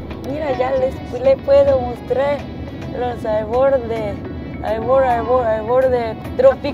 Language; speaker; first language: Spanish; non-native, fluent; Korean